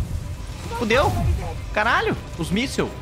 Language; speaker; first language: Portuguese; native; Portuguese